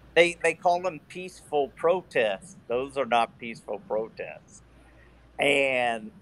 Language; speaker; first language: English; native; English